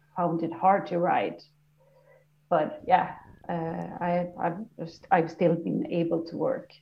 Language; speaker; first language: English; non-native, fluent; Swedish